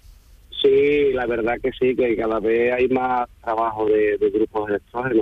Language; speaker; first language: Spanish; native; Spanish